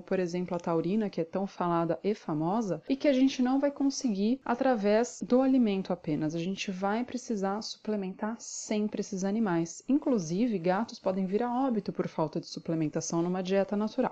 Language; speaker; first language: Portuguese; native; Portuguese